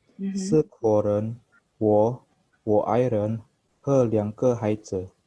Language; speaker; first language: Chinese; non-native, learner; Indonesian